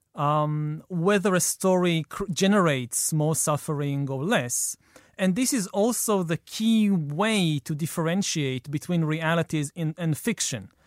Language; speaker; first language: English; non-native, fluent; Hebrew